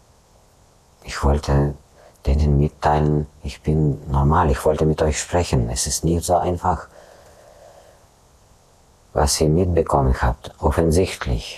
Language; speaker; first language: German; non-native, fluent; Russian